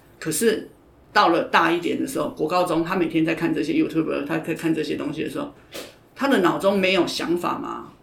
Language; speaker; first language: Chinese; native; Chinese